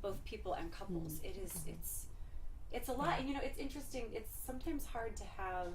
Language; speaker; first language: English; native; English